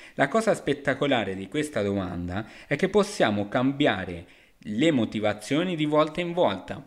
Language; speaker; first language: Italian; non-native, fluent; Spanish